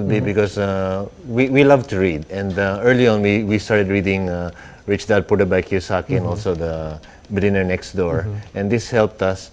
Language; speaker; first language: English; non-native, local second language; Filipino